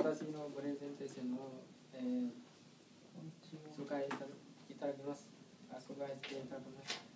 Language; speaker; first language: Japanese; non-native, learner; Vietnamese